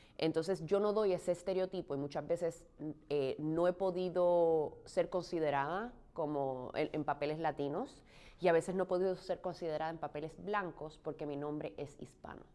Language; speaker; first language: Spanish; native; Spanish